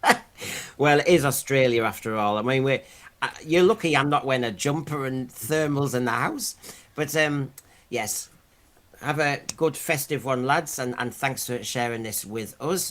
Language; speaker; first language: English; native; English